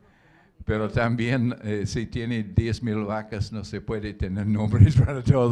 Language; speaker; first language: Spanish; non-native, learner; English